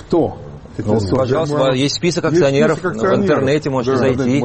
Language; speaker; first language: Russian; native; Russian